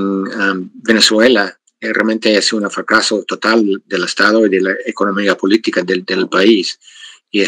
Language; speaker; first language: Spanish; non-native, fluent; English